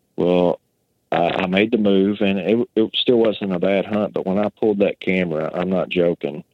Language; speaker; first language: English; native; English